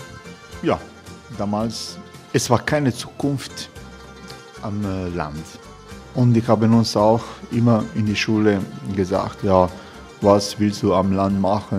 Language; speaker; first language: German; non-native, learner; Croatian